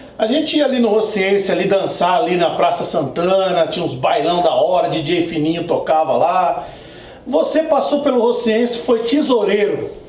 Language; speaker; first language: Portuguese; native; Portuguese